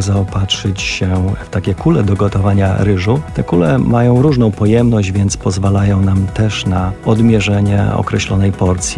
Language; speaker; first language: Polish; native; Polish